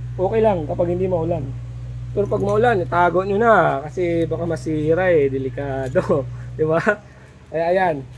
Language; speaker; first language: Filipino; non-native, local second language; Waray